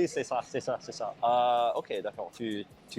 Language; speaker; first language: French; non-native, learner; English